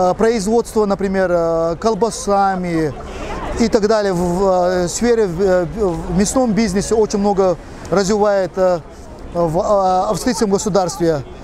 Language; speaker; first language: Russian; non-native, local second language; Chechen